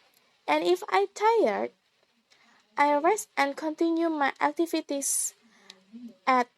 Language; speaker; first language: English; non-native, learner; Indonesian